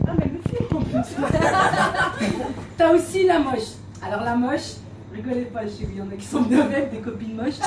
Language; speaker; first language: French; native; French